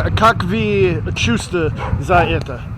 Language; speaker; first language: Russian; non-native, learner; English